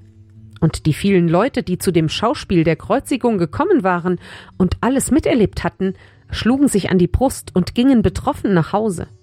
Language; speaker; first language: German; native; German